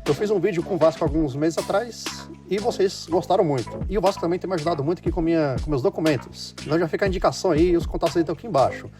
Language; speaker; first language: Portuguese; native; Portuguese